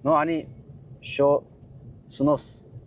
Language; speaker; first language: Russian; non-native, learner; Korean